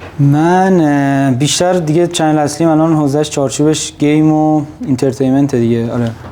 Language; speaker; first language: Persian; native; Persian